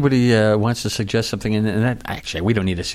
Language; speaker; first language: English; native; English